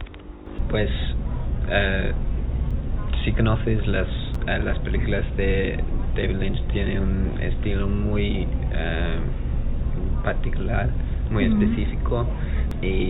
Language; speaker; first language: Spanish; non-native, learner; English